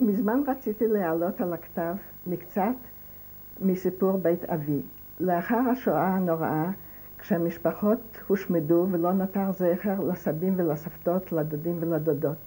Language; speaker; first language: Hebrew; non-native, fluent; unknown